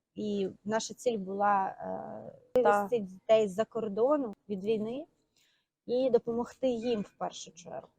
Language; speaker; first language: Ukrainian; native; Ukrainian